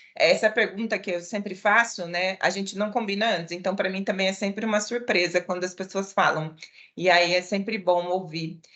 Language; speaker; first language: Portuguese; native; Portuguese